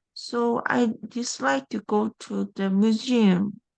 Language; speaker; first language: English; non-native, learner; Korean